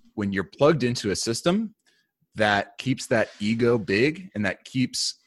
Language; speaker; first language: English; native; English